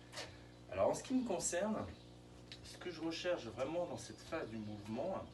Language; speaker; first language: French; native; French